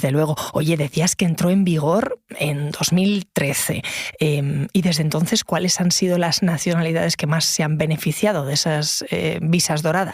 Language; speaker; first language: Spanish; native; Spanish